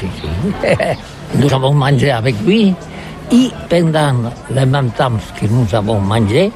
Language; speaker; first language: French; non-native, learner; Catalan